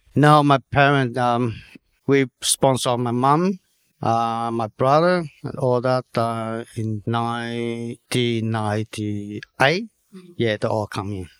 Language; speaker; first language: English; non-native, learner; Vietnamese